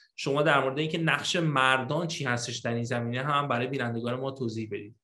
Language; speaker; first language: Persian; native; Persian